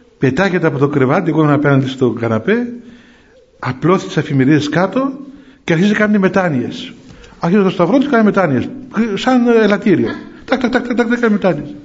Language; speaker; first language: Greek; native; Greek